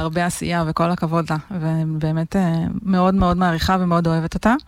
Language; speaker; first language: Hebrew; native; Hebrew